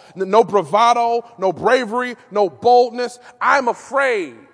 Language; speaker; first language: English; native; English